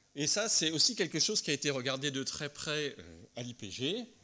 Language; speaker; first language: French; native; French